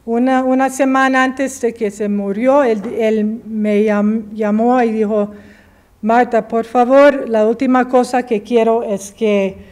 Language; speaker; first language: Spanish; early bilingual, heritage; English